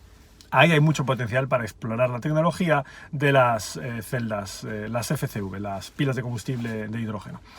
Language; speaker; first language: Spanish; native; Spanish